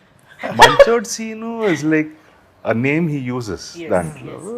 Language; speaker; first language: Telugu; native; Telugu